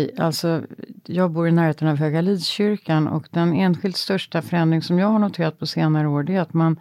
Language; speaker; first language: Swedish; native; Swedish